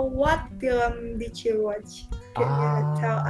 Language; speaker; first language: English; non-native, learner; Indonesian